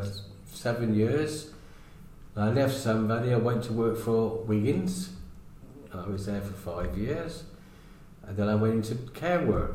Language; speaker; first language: English; native; English